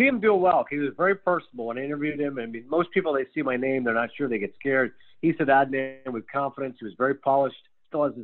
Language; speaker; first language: English; native; English